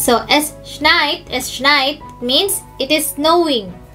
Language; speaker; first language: English; non-native, local second language; Filipino